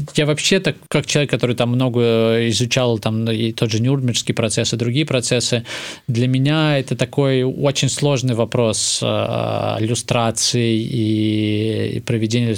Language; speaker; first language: Russian; native; Russian